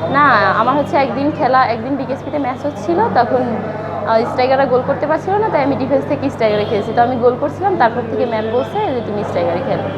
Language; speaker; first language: Bangla; native; Bangla